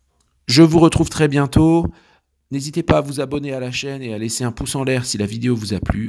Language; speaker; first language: French; native; French